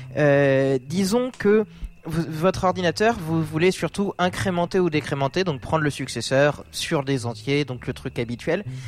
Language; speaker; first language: French; native; French